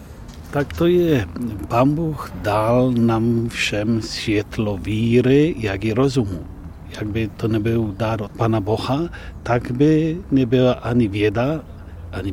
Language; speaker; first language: Czech; non-native, fluent; Polish